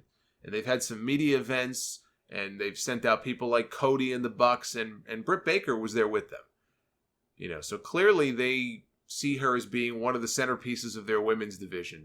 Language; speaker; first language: English; native; English